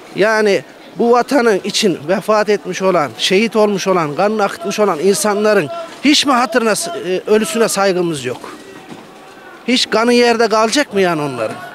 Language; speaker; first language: Turkish; native; Turkish